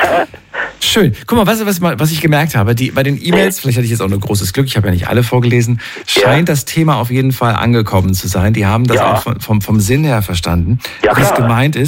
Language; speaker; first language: German; native; German